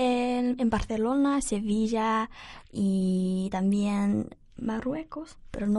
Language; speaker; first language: Spanish; non-native, learner; Chinese